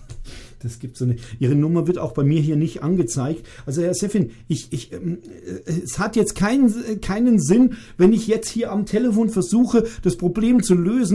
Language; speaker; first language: German; native; German